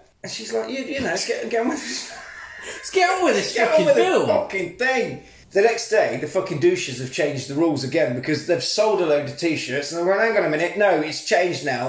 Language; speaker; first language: English; native; English